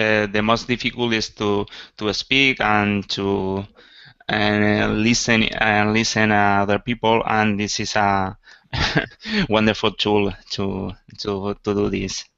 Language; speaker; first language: English; non-native, learner; Spanish